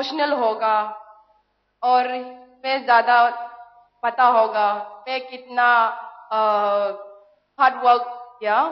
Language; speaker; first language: Hindi; non-native, local second language; Manipuri